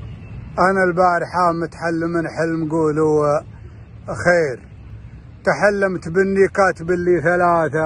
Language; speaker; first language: Arabic; native; Arabic